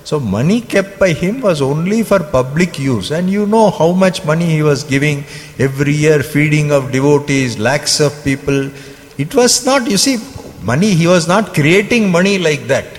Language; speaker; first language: English; non-native, local second language; Telugu